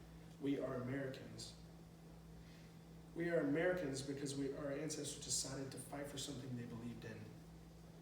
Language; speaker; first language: English; native; English